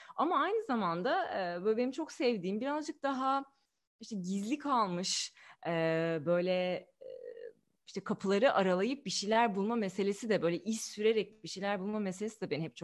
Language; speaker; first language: Turkish; native; Turkish